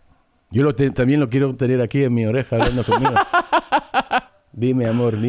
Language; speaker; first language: Spanish; early bilingual, heritage; English